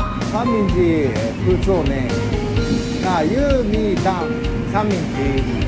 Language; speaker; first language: Chinese; non-native, fluent; Japanese